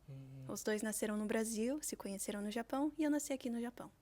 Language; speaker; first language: Portuguese; early bilingual, heritage; Portuguese